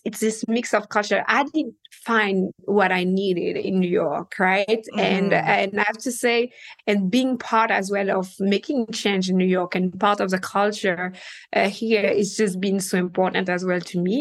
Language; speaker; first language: English; non-native, fluent; French